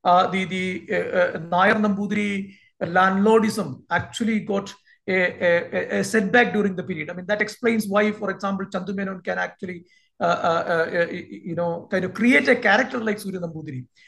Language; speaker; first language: English; non-native, local second language; Malayalam